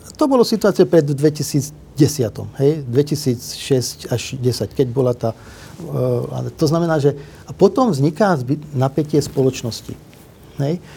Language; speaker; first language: Slovak; non-native, local second language; Hungarian